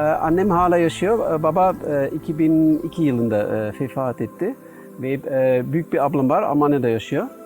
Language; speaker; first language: Turkish; non-native, learner; German